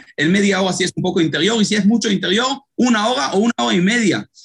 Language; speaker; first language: Spanish; early bilingual, heritage; Hebrew